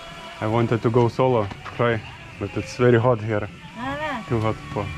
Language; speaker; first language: English; non-native, learner; Lithuanian